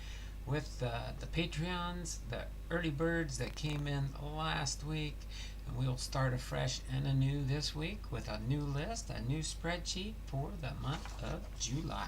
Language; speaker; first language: English; native; English